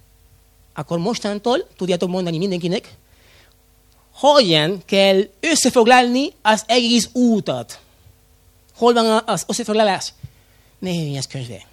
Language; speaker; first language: Hungarian; non-native, fluent; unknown